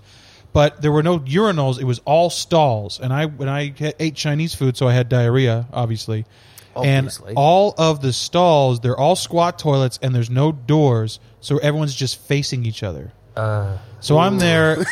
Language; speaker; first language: English; native; English